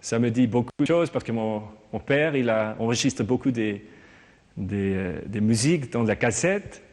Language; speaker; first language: French; non-native, learner; German